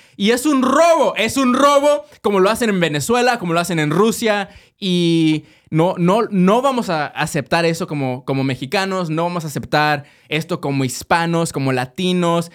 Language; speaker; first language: Spanish; native; Spanish